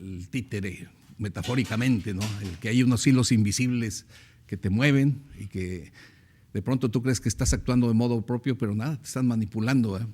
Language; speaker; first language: Spanish; native; Spanish